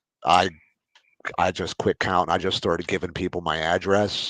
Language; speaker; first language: English; native; English